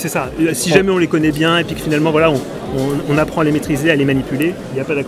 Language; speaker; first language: French; native; French